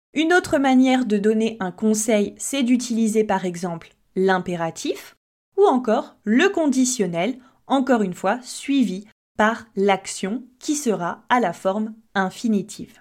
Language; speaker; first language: French; native; French